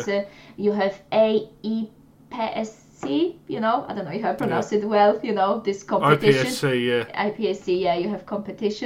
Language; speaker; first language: English; non-native, fluent; Polish